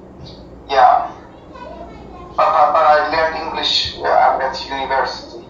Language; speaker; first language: English; non-native, fluent; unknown